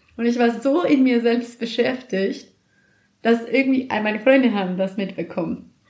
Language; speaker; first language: German; non-native, fluent; Spanish